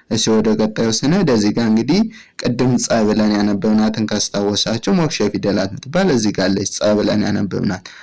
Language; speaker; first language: Amharic; native; Amharic